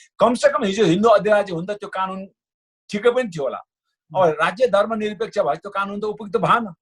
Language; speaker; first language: Nepali; non-native, local second language; Sherpa